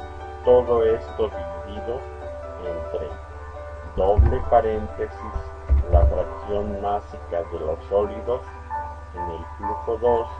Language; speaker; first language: Spanish; native; Spanish